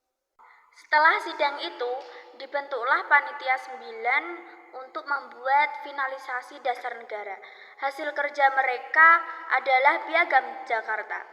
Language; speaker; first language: Indonesian; native; Indonesian